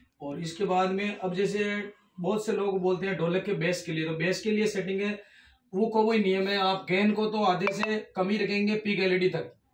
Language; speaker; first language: Hindi; non-native, local second language; Rajasthani